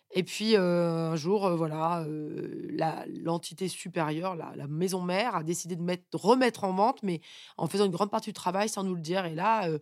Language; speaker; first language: French; native; French